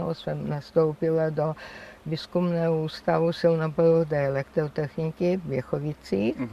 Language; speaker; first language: Czech; non-native, fluent; Georgian